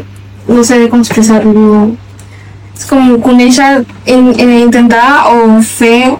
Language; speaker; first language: Catalan; non-native, local second language; Spanish